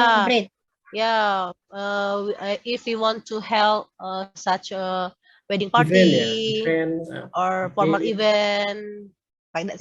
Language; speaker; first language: English; non-native, learner; Indonesian